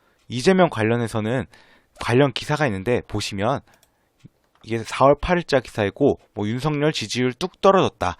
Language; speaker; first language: Korean; native; Korean